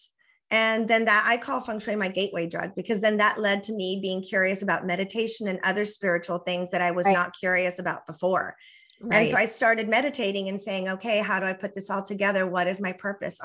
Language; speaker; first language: English; early bilingual, other home language; Spanish